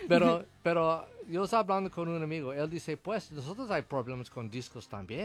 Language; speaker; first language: Spanish; non-native, learner; English